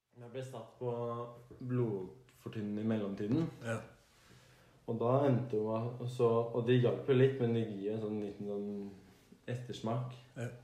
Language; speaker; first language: Norwegian; native; Norwegian